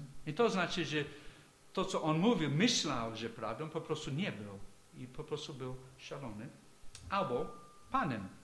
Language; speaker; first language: Polish; non-native, fluent; English